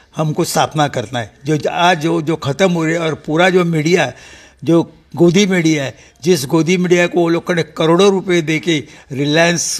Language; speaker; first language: Hindi; non-native, local second language; Marathi